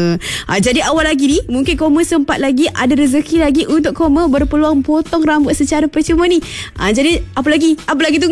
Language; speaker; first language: Malay; native; Malay